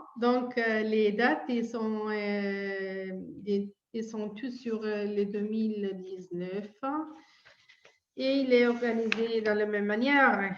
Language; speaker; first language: French; non-native, fluent; Italian